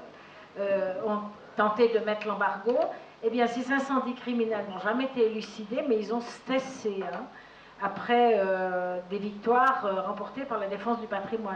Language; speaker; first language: French; native; French